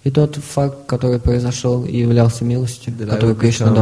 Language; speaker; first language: Russian; native; Russian